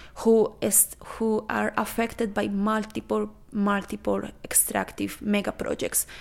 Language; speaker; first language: English; non-native, fluent; Spanish